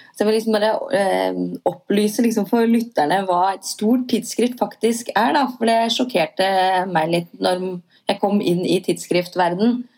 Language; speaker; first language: Norwegian; native; Norwegian